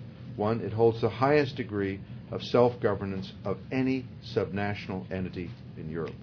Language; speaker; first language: English; native; English